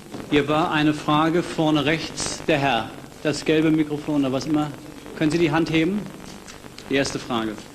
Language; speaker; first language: German; native; German